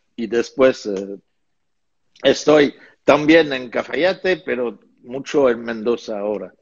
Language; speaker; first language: Spanish; non-native, fluent; French